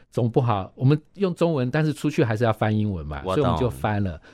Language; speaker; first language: Chinese; native; Chinese